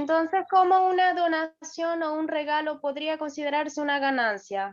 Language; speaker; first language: Spanish; native; Spanish